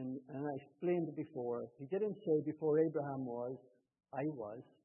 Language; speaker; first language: English; native; English